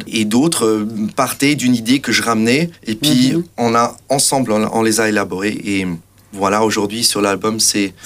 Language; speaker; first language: French; non-native, local second language; Portuguese